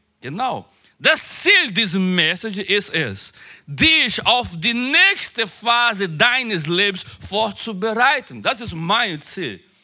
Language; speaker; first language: German; non-native, learner; Portuguese